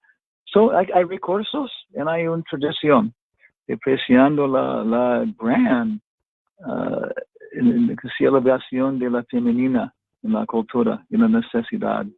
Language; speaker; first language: Spanish; non-native, fluent; English